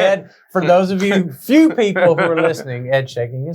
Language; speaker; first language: English; native; English